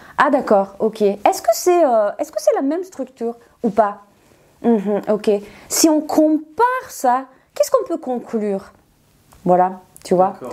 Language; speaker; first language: French; non-native, fluent; Serbian